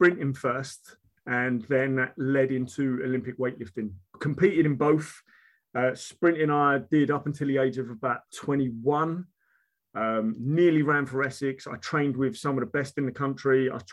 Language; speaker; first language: English; native; English